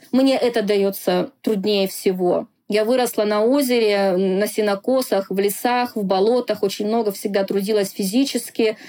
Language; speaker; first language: Russian; non-native, local second language; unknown